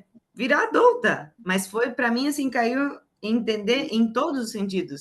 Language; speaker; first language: Portuguese; native; Portuguese